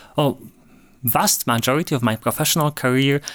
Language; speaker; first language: English; non-native, fluent; Polish